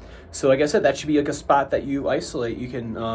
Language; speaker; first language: English; native; English